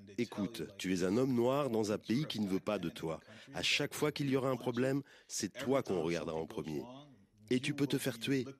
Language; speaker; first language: French; non-native, fluent; English